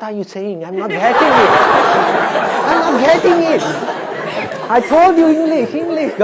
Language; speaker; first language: English; non-native, local second language; Hindi